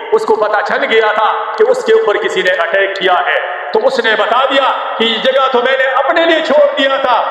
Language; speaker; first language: Urdu; non-native, local second language; Pashto